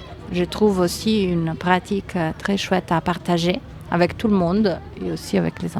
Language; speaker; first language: French; non-native, fluent; Italian